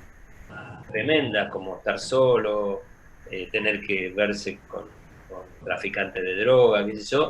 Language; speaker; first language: Spanish; native; Spanish